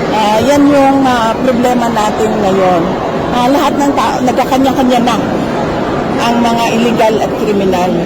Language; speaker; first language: Filipino; native; Filipino